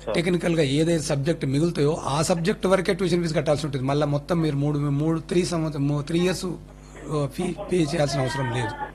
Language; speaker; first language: Telugu; native; Telugu